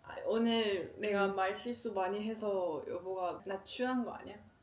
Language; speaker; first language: Korean; non-native, fluent; Chinese